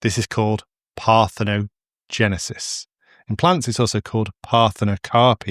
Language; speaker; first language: English; native; English